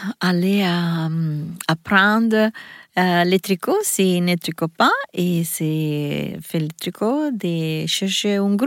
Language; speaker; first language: French; non-native, learner; Italian